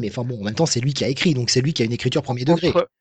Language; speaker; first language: French; native; French